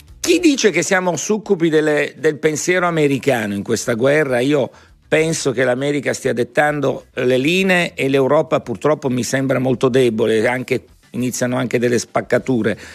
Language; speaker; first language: Italian; native; Italian